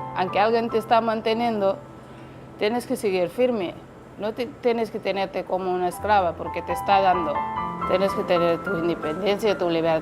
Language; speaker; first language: Spanish; non-native, learner; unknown